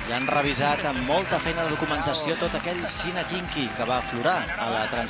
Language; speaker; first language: Catalan; native; Catalan